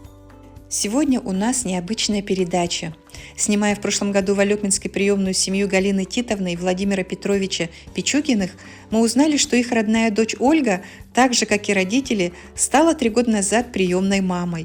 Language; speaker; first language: Russian; native; Russian